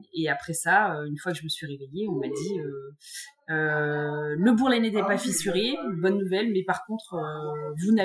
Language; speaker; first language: French; native; French